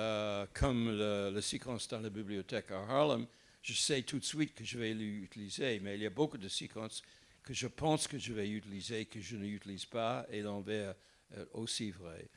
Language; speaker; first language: French; non-native, fluent; English